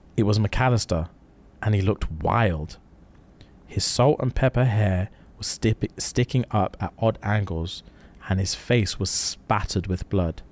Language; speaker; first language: English; native; English